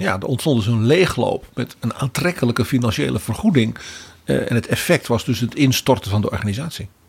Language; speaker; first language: Dutch; native; Dutch